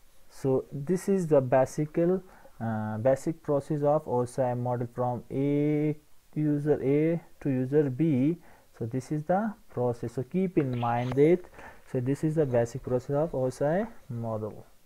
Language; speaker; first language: English; non-native, fluent; Persian